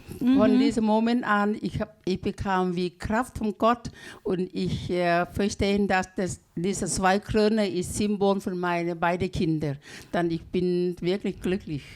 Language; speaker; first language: German; non-native, learner; Thai